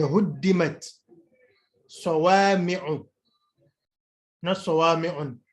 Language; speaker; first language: Arabic; non-native, fluent; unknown